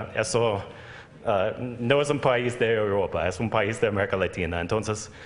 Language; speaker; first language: Spanish; non-native, fluent; English